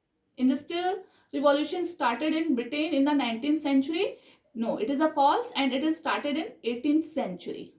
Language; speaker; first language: English; non-native, local second language; Hindi